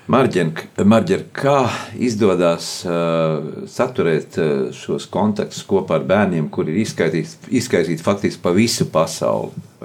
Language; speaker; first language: Latvian; native; Latvian